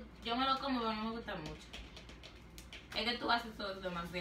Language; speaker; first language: Spanish; native; Spanish